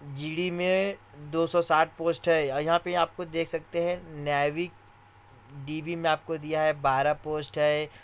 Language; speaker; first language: Hindi; native; Hindi